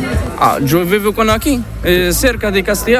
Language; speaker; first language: Spanish; non-native, learner; Arabic